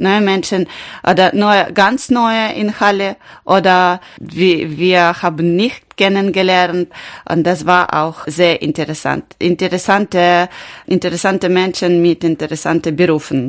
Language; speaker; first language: German; non-native, learner; Ukrainian